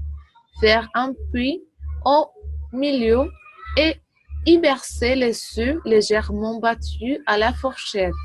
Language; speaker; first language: French; non-native, learner; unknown